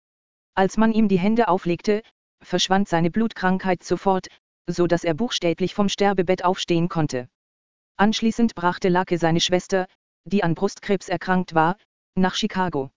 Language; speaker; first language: German; native; German